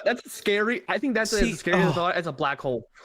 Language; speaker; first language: English; native; English